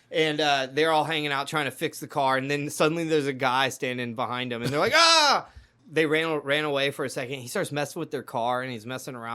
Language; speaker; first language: English; native; English